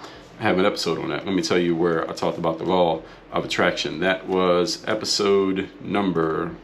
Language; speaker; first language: English; native; English